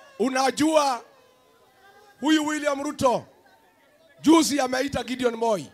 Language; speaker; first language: Swahili; non-native, local second language; Kikuyu